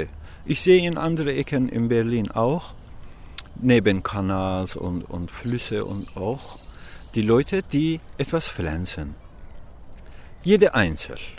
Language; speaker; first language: German; non-native, learner; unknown